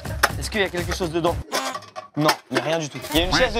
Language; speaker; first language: French; native; French